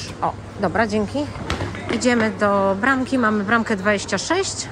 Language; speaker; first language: Polish; native; Polish